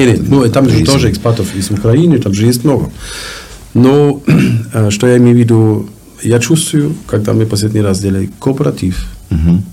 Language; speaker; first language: Russian; non-native, learner; German